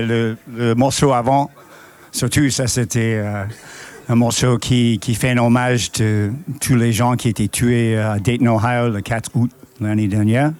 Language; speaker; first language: French; non-native, fluent; English